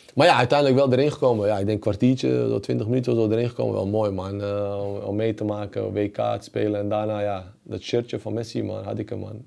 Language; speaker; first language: Dutch; early bilingual, other home language; Bosnian